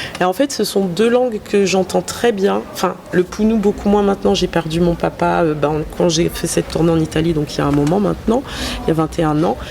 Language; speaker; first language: French; native; French